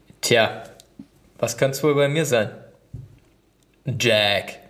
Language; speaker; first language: German; native; German